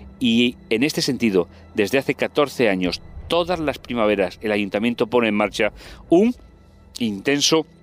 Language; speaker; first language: Spanish; native; Spanish